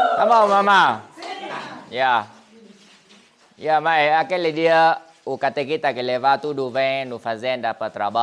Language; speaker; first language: Portuguese; non-native, learner; Vietnamese